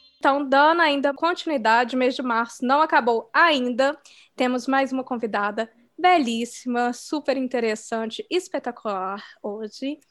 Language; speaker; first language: Portuguese; native; Portuguese